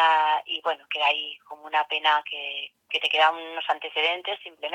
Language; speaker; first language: Spanish; native; Spanish